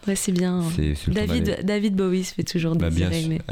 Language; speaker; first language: French; native; French